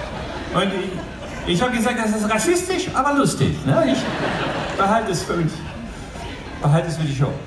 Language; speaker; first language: German; non-native, fluent; English